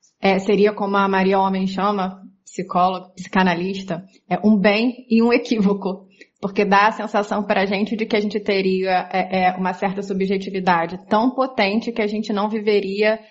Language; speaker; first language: Portuguese; native; Portuguese